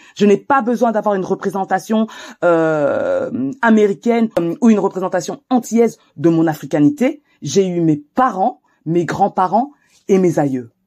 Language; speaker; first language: French; native; French